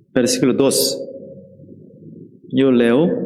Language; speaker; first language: Spanish; non-native, fluent; Korean